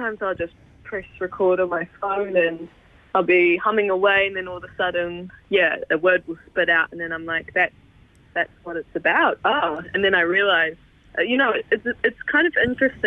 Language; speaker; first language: English; native; English